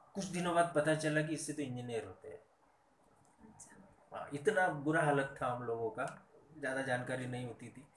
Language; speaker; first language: Hindi; non-native, local second language; Marathi